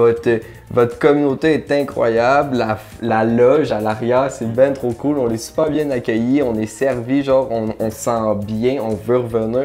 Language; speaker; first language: French; native; French